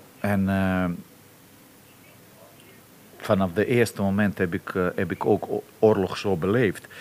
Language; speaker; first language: Dutch; non-native, fluent; Bosnian